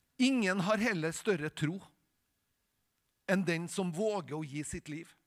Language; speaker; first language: Norwegian; native; Norwegian